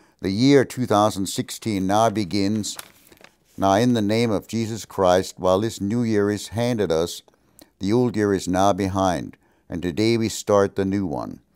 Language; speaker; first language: English; early bilingual, other home language; German